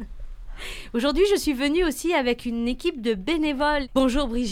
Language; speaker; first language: French; native; French